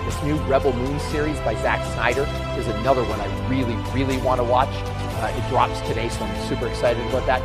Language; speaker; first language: English; native; English